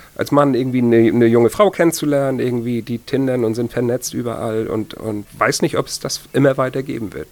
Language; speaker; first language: German; native; German